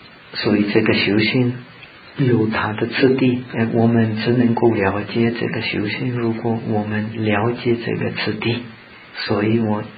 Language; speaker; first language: Chinese; non-native, fluent; Czech